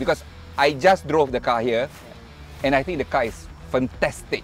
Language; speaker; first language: English; non-native, local second language; Malay